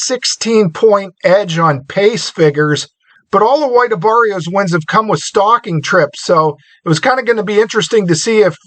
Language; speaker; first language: English; native; English